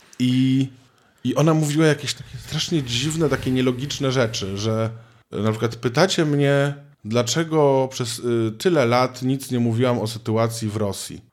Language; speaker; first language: Polish; native; Polish